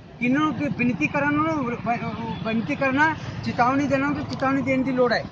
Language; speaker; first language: Punjabi; non-native, fluent; Kannada